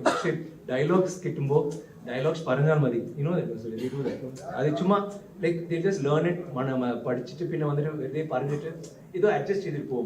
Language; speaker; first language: Malayalam; non-native, learner; Tamil